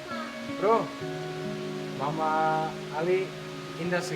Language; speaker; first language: Indonesian; non-native, learner; Danish